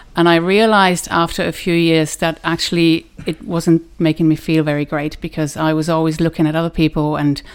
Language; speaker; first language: English; non-native, fluent; German